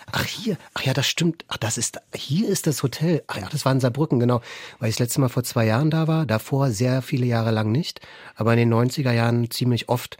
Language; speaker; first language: German; native; German